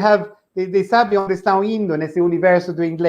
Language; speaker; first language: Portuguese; non-native, fluent; English